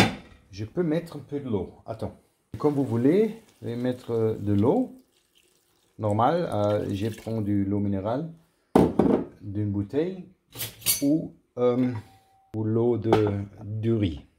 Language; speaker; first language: French; non-native, learner; German